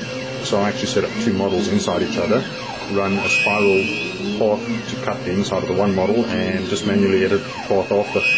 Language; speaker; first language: English; native; English